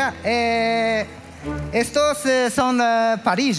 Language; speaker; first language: Spanish; non-native, learner; Japanese